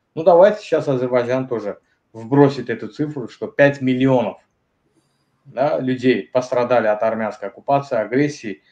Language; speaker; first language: Russian; non-native, local second language; Azerbaijani